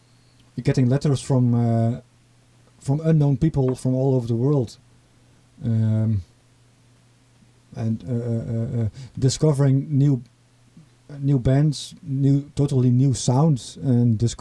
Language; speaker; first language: English; non-native, fluent; Dutch